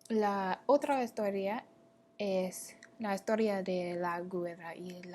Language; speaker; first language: Spanish; non-native, learner; English